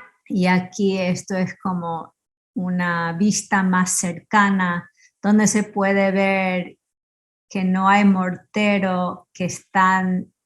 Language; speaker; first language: Spanish; early bilingual, heritage; Spanish